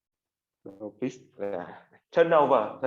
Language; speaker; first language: English; non-native, learner; Vietnamese